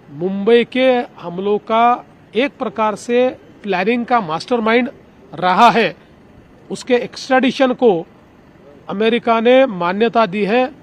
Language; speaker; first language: Hindi; non-native, local second language; Marathi